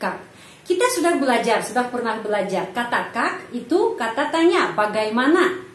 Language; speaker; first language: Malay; non-native, fluent; Russian